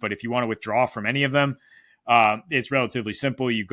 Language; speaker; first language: English; native; English